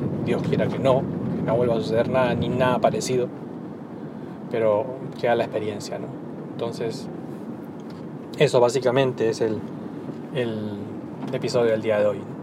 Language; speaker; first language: Spanish; native; Spanish